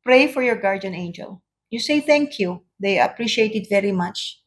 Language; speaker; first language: English; non-native, local second language; Filipino